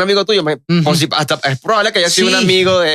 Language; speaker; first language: Spanish; native; Spanish